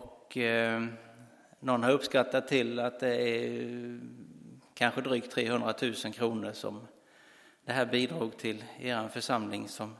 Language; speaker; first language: Swedish; native; Swedish